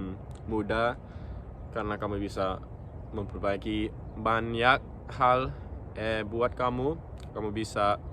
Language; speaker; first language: Indonesian; non-native, local second language; English